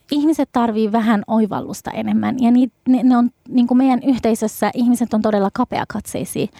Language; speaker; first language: Finnish; early bilingual, other home language; Arabic